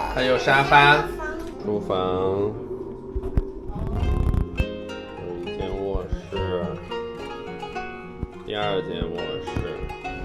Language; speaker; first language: Chinese; native; Chinese